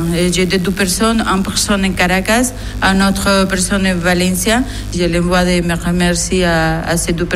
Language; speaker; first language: French; non-native, learner; Spanish